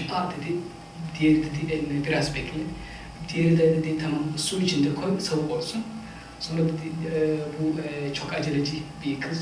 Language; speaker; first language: Turkish; non-native, fluent; Somali